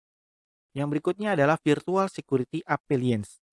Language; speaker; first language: Indonesian; native; Indonesian